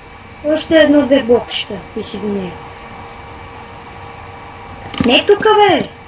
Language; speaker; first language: Bulgarian; native; Bulgarian